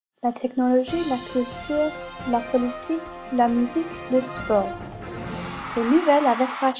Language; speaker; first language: French; non-native, learner; English